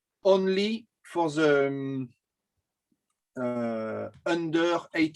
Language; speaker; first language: English; non-native, learner; French